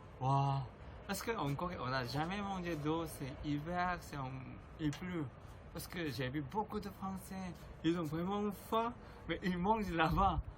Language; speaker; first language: French; non-native, learner; Korean